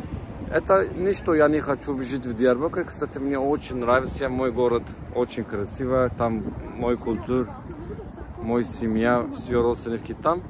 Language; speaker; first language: Russian; non-native, learner; Turkish